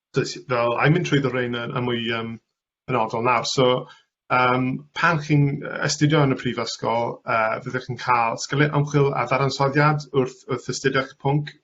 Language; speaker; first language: Welsh; non-native, local second language; English